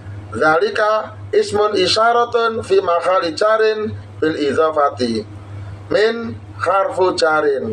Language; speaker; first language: Arabic; non-native, fluent; Javanese